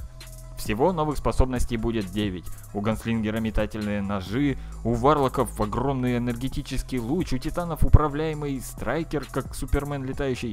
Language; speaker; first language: Russian; native; Russian